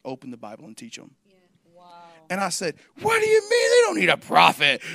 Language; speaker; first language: English; native; English